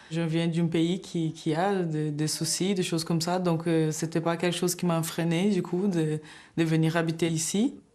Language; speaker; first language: French; non-native, fluent; Portuguese